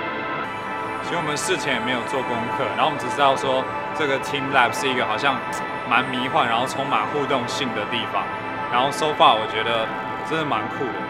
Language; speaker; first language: Chinese; native; Chinese